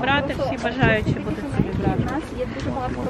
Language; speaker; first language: Ukrainian; native; Ukrainian